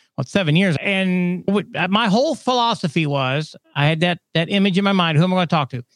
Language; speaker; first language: English; non-native, fluent; German